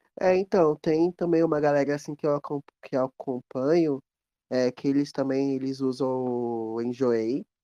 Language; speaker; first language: Portuguese; native; Portuguese